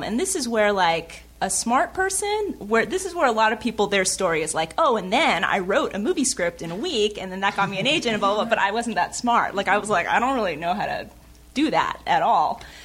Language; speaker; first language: English; native; English